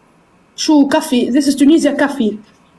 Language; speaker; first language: English; non-native, learner; Arabic